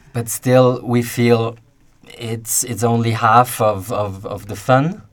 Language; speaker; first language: English; non-native, fluent; German